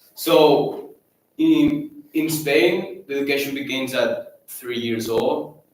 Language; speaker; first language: English; non-native, fluent; Catalan